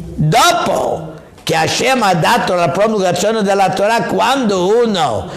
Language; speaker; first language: Italian; non-native, fluent; English